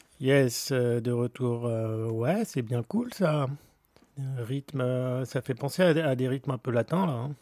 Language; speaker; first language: French; native; French